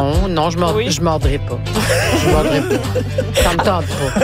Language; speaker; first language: French; native; French